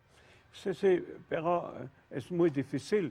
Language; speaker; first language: Spanish; non-native, learner; Italian